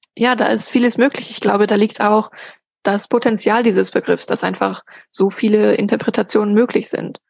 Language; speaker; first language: German; native; German